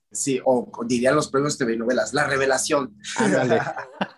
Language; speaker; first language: Spanish; native; Spanish